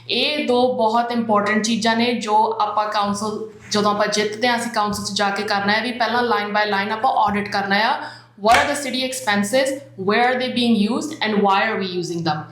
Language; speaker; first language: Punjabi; early bilingual, heritage; Punjabi